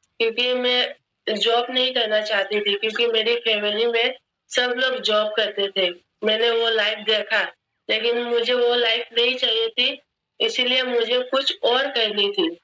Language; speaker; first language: Hindi; non-native, local second language; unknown